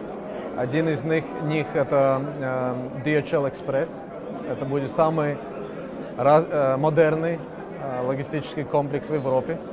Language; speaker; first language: Russian; non-native, local second language; Latvian